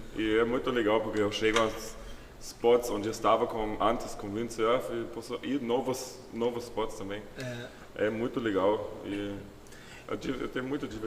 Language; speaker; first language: Portuguese; non-native, fluent; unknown